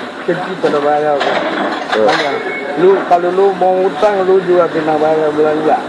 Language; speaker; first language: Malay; non-native, learner; Tamil